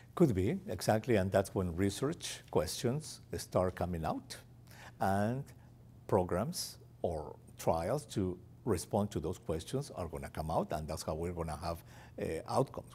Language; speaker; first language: English; non-native, fluent; Spanish